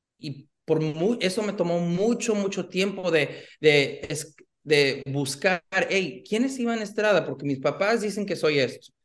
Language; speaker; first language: Spanish; early bilingual, heritage; Spanish